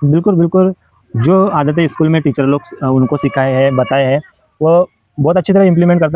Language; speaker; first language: Hindi; non-native, local second language; Marathi